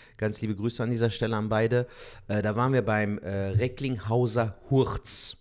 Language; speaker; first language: German; early bilingual, other home language; Turkish